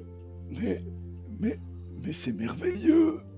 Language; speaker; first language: French; native; French